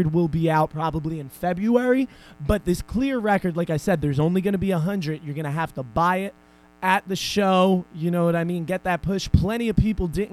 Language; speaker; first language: English; native; English